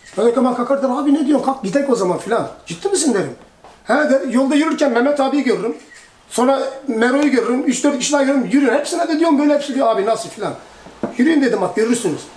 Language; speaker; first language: Turkish; early bilingual, heritage; Turkish